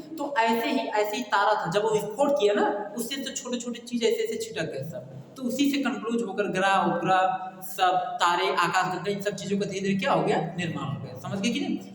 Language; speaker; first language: Hindi; native; Hindi